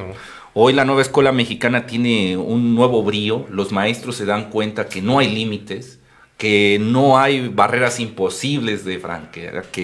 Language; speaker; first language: Spanish; native; Spanish